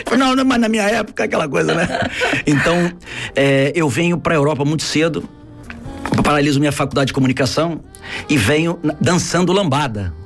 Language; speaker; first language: Portuguese; native; Portuguese